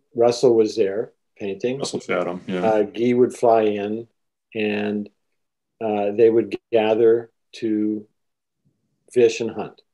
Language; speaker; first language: English; native; English